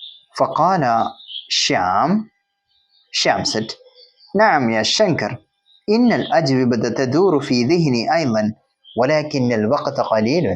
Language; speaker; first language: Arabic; non-native, fluent; Malayalam